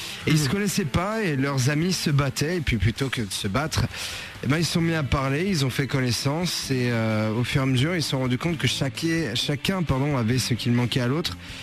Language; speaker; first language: French; native; French